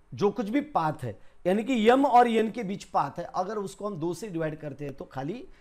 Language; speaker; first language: Hindi; non-native, local second language; Marathi